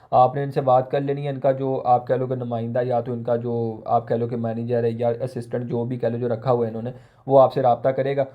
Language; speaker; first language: Urdu; non-native, local second language; Punjabi